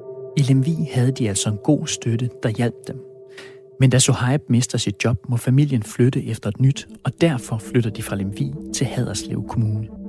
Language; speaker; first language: Danish; native; Danish